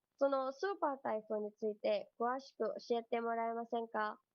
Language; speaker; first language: Japanese; non-native, learner; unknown